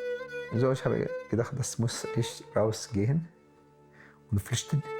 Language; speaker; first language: German; non-native, learner; Arabic